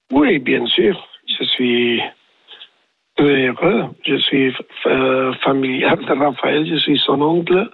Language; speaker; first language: French; non-native, learner; Spanish